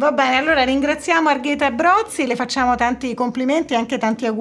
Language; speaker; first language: Italian; native; Italian